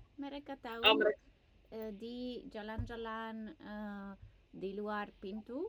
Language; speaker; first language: Indonesian; non-native, learner; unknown